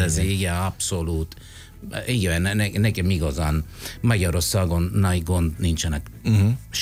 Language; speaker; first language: Hungarian; non-native, fluent; Italian